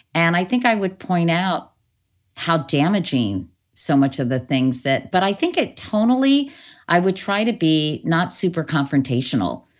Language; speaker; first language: English; native; English